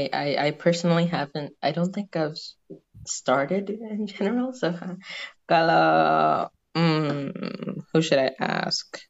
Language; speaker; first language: English; non-native, fluent; Indonesian